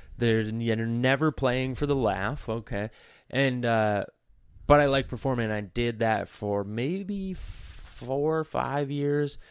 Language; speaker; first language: English; native; English